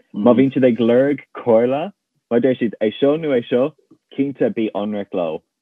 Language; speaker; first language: Irish; non-native, local second language; English